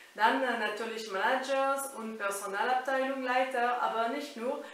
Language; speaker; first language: German; non-native, fluent; French